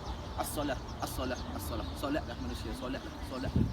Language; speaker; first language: Malay; native; Malay